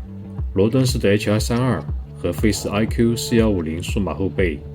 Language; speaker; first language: Chinese; native; Chinese